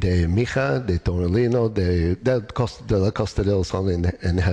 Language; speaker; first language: Spanish; non-native, learner; English